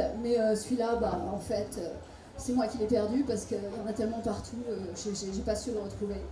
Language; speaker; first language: French; native; French